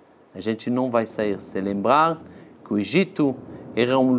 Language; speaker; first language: Portuguese; non-native, fluent; Hebrew